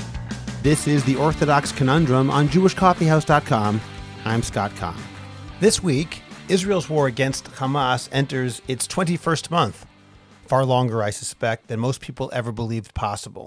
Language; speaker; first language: English; native; English